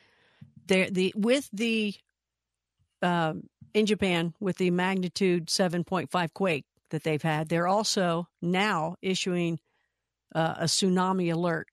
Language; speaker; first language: English; native; English